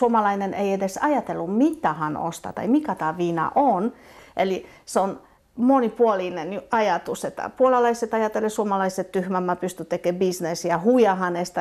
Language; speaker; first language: Finnish; non-native, fluent; Polish